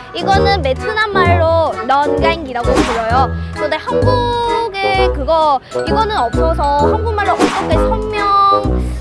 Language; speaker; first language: Korean; non-native, learner; Vietnamese